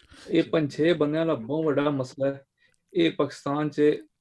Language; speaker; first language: Punjabi; early bilingual, heritage; Punjabi